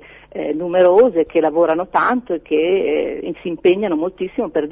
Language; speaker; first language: Italian; native; Italian